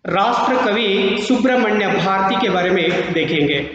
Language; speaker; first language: Hindi; non-native, local second language; Kannada